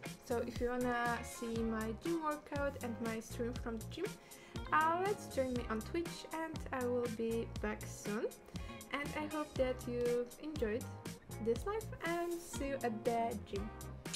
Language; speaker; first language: English; non-native, fluent; Polish